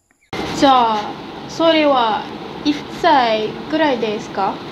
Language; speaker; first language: Japanese; non-native, learner; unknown